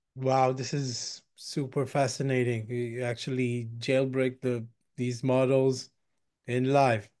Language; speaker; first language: English; non-native, fluent; Hebrew